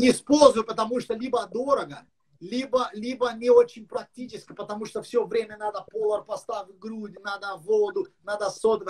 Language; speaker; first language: Russian; non-native, learner; English